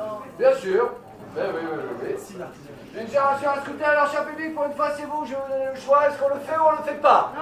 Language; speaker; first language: French; native; French